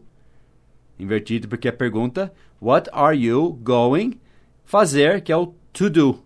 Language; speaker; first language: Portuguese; non-native, fluent; English